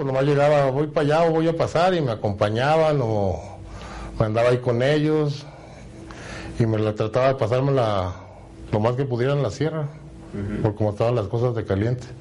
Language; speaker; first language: Spanish; native; Spanish